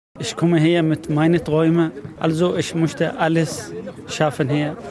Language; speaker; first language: German; non-native, learner; Arabic